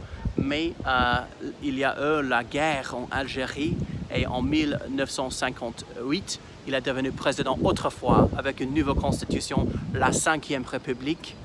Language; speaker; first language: French; non-native, fluent; English